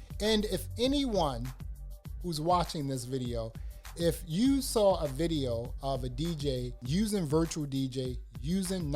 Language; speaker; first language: English; native; English